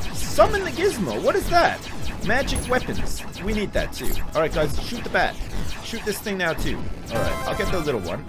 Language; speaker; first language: English; native; English